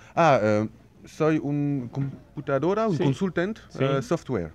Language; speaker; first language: Spanish; non-native, learner; French